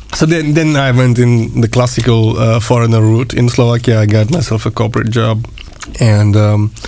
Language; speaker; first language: English; non-native, local second language; Marathi